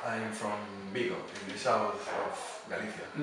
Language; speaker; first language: English; non-native, learner; Spanish